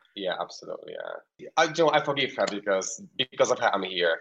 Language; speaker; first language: English; non-native, fluent; Polish